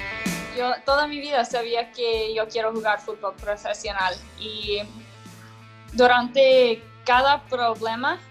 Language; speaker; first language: Spanish; non-native, learner; English